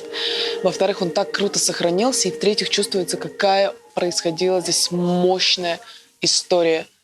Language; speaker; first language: Russian; native; Russian